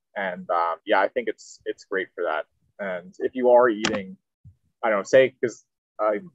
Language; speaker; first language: English; native; English